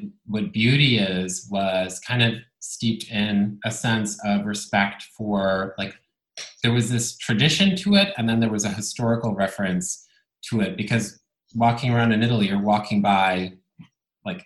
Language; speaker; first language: English; non-native, fluent; Italian